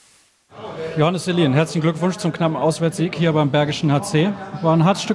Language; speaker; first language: German; native; German